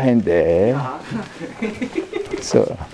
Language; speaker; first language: Japanese; native; Japanese